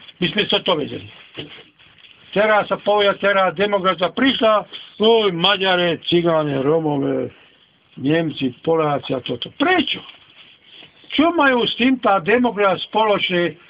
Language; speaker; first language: Slovak; non-native, local second language; Hungarian